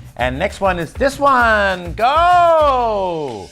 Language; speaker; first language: English; early bilingual, other home language; Thai